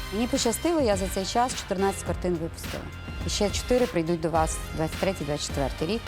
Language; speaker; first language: Ukrainian; native; Ukrainian